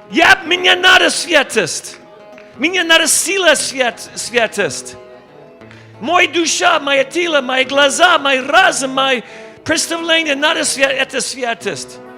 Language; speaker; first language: Russian; non-native, learner; English